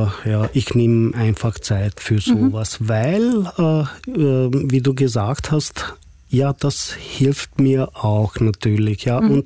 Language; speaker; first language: German; non-native, fluent; Hungarian